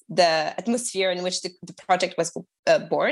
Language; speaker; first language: English; non-native, fluent; French